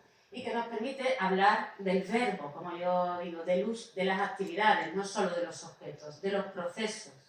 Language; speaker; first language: Spanish; native; Spanish